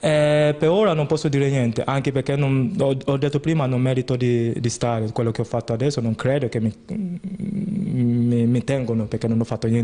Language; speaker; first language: Italian; non-native, fluent; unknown